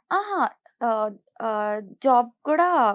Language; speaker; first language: Telugu; non-native, learner; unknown